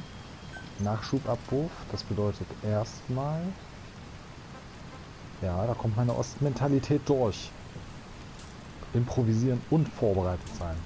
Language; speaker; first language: German; native; German